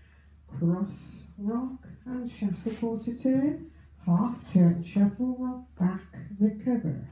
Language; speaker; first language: English; native; English